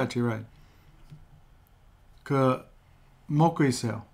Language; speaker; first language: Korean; non-native, fluent; English